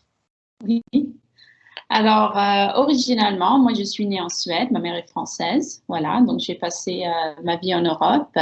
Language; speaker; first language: French; early bilingual, heritage; French